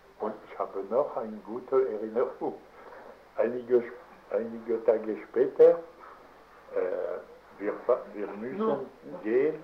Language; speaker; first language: German; non-native, learner; French